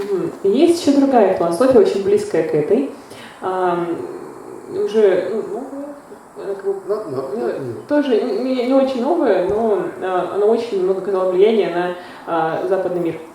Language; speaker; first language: Russian; native; Russian